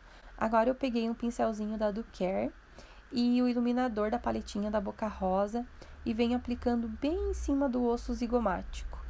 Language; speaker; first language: Portuguese; native; Portuguese